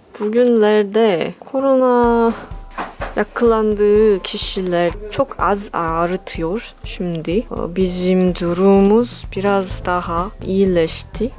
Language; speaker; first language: Turkish; non-native, learner; Korean